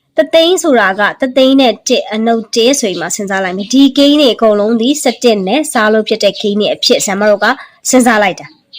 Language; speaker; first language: Burmese; native; Burmese